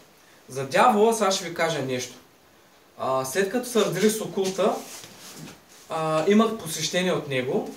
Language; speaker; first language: Bulgarian; native; Bulgarian